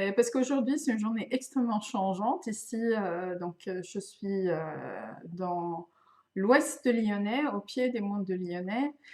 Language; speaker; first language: French; non-native, fluent; Swedish